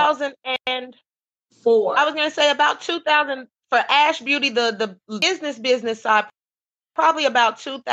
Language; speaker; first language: English; native; English